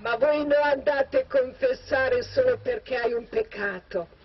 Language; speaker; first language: Italian; non-native, learner; Croatian